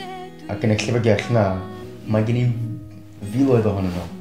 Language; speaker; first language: Welsh; non-native, fluent; English